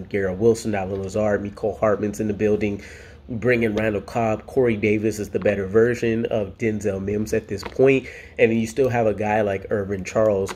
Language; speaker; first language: English; native; English